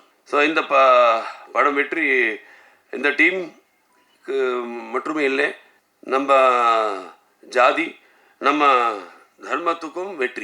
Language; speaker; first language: Tamil; non-native, local second language; Telugu